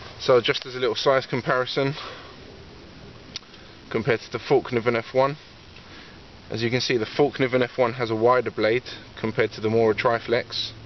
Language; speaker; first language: English; native; English